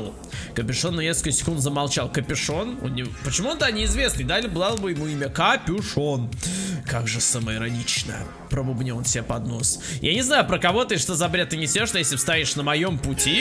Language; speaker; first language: Russian; native; Russian